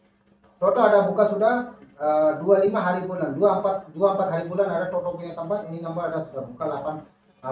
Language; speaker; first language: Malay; non-native, learner; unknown